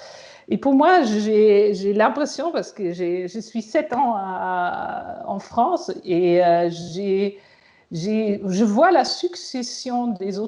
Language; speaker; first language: French; non-native, fluent; German